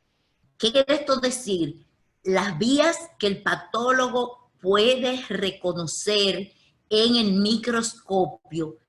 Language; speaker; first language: Spanish; native; Spanish